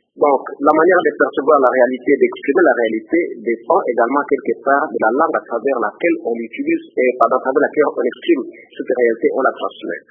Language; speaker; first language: French; non-native, local second language; Lingala